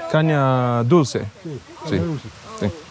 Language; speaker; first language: Spanish; non-native, learner; English